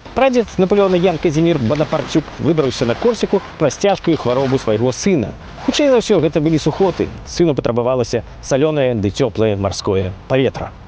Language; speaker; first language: Belarusian; native; Belarusian